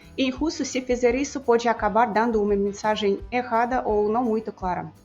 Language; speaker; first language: Portuguese; non-native, fluent; Russian